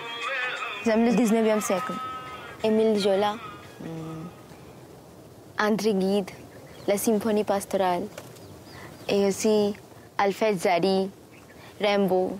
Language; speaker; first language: French; non-native, learner; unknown